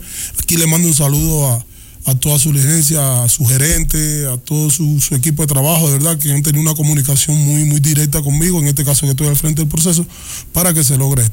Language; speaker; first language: Spanish; native; Spanish